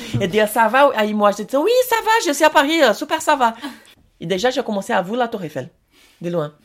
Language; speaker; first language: French; non-native, learner; Portuguese